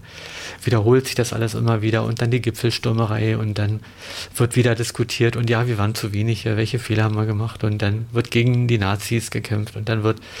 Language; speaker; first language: German; native; German